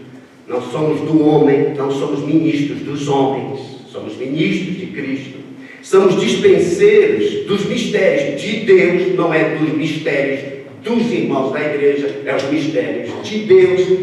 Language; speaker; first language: Portuguese; native; Portuguese